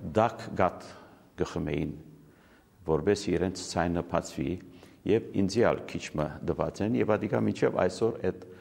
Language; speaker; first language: Armenian; early bilingual, heritage; Armenian